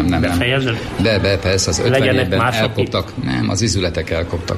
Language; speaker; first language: Hungarian; native; Hungarian